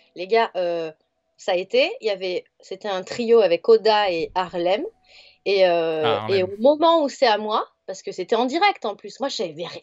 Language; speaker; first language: French; native; French